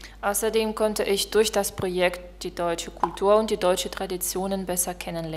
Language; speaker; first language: German; non-native, fluent; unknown